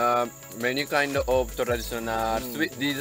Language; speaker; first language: English; non-native, learner; Japanese